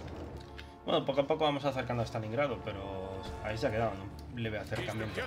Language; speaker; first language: Spanish; native; Spanish